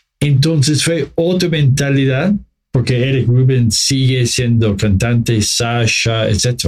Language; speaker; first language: Spanish; non-native, fluent; English